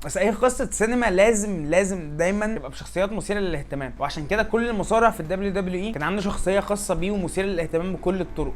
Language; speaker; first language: Arabic; native; Arabic